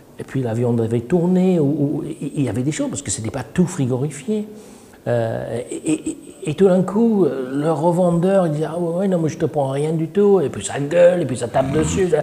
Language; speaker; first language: French; non-native, fluent; English